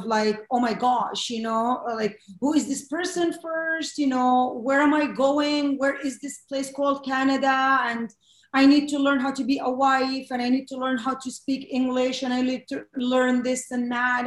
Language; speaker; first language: English; non-native, fluent; Arabic